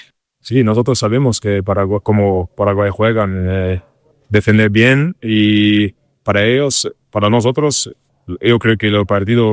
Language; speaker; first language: Spanish; non-native, learner; German